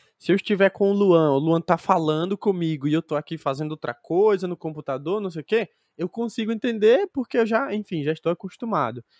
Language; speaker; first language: Portuguese; native; Portuguese